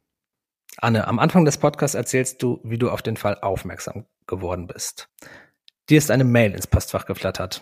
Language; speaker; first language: German; native; German